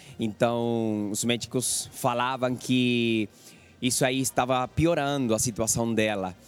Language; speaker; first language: Portuguese; non-native, fluent; Spanish